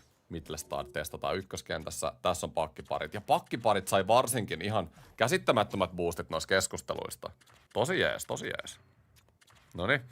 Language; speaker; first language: Finnish; native; Finnish